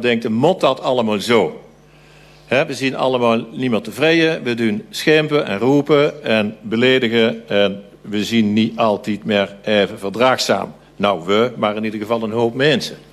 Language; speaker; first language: Dutch; native; Dutch